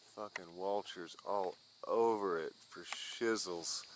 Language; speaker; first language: English; native; English